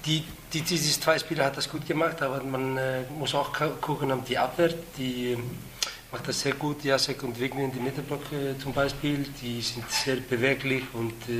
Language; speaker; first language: German; non-native, fluent; Icelandic